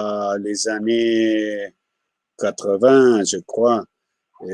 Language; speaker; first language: French; non-native, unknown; Spanish